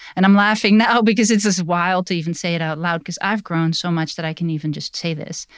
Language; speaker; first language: English; non-native, fluent; Dutch